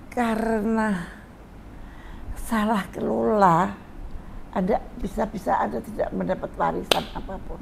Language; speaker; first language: Indonesian; native; Indonesian